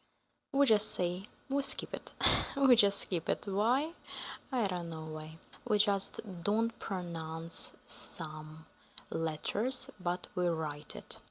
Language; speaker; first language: English; non-native, fluent; Russian